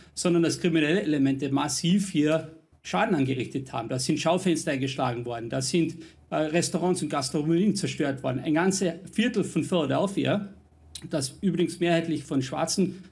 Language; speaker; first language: German; non-native, fluent; English